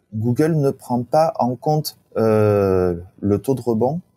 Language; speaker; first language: French; native; French